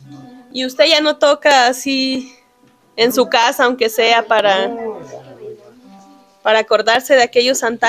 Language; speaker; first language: Spanish; native; Spanish